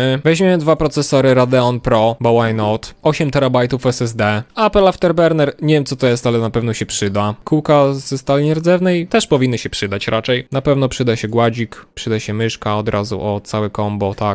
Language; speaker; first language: Polish; native; Polish